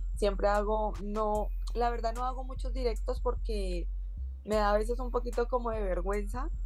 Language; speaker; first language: Spanish; native; Spanish